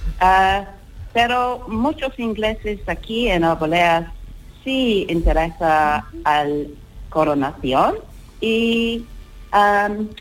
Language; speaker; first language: Spanish; non-native, learner; English